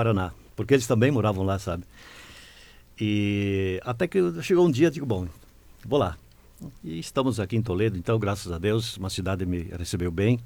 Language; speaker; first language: Portuguese; native; Portuguese